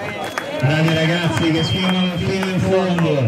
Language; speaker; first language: Italian; native; Italian